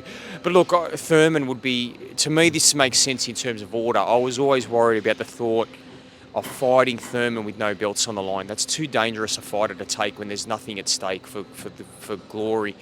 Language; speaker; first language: English; native; English